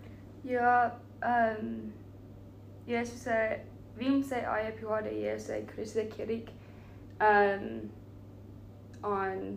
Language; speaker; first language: Estonian; non-native, learner; Finnish